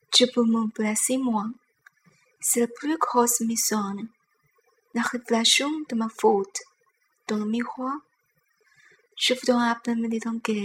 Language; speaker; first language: French; non-native, learner; Chinese